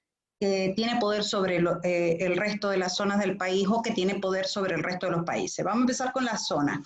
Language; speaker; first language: Spanish; native; Spanish